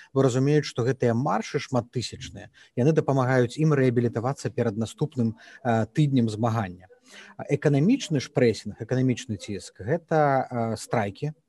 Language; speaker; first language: Belarusian; native; Belarusian